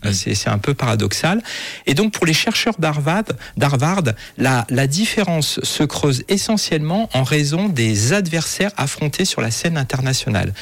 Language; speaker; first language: French; native; French